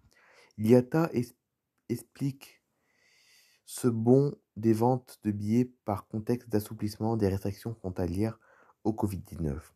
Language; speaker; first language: French; native; French